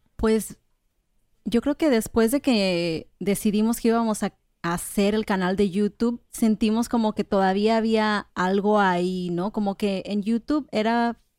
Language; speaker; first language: Spanish; native; Spanish